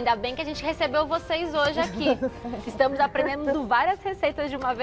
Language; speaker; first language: Portuguese; native; Portuguese